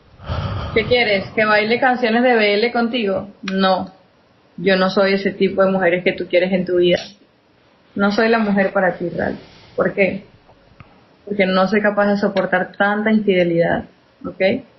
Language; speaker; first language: Spanish; native; Spanish